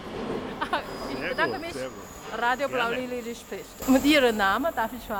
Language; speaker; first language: German; non-native, learner; Chinese